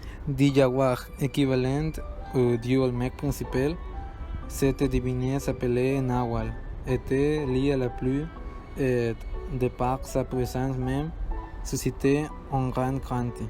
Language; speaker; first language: French; non-native, learner; Spanish